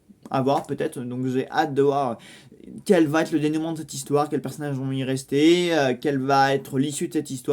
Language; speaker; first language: French; native; French